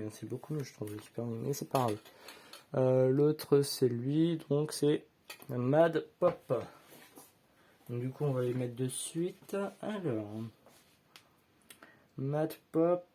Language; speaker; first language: French; native; French